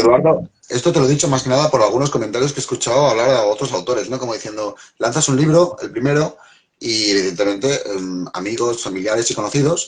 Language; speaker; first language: Spanish; native; Spanish